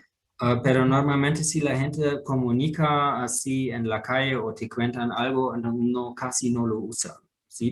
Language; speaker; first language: Spanish; non-native, fluent; German